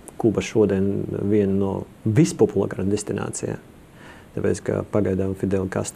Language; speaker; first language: Latvian; non-native, local second language; Russian